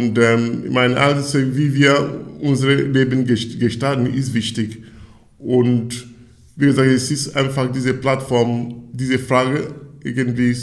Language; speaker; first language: German; non-native, fluent; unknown